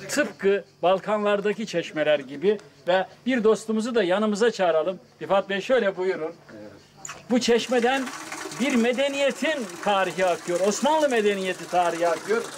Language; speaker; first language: Turkish; native; Turkish